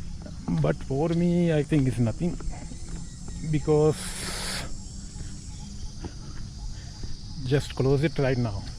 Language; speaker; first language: English; non-native, learner; Urdu